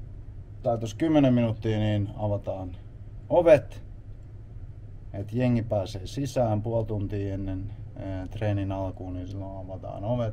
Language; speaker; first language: Finnish; native; Finnish